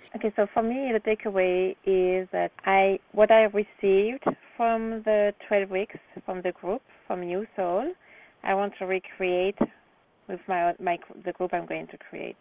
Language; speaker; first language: English; non-native, fluent; French